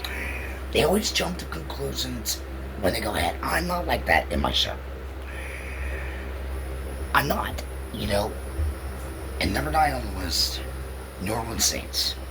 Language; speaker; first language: English; native; English